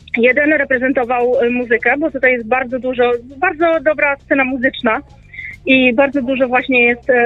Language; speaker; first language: Polish; early bilingual, heritage; Polish